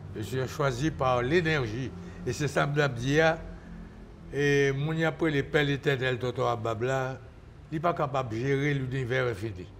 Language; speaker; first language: French; native; French